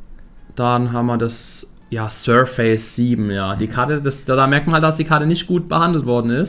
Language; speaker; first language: German; native; German